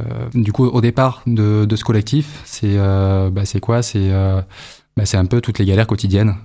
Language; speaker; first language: French; native; French